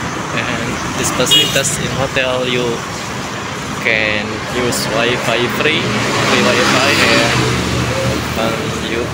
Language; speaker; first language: English; non-native, learner; Indonesian